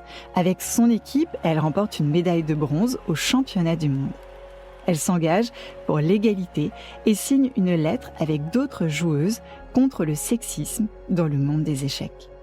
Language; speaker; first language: French; native; French